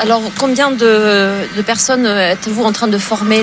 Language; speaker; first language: French; native; French